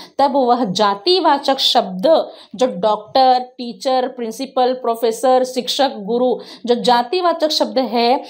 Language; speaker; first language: Hindi; native; Hindi